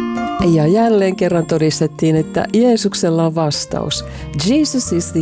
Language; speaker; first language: Finnish; native; Finnish